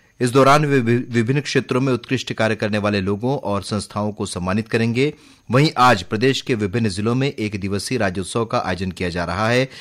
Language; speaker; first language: Hindi; native; Hindi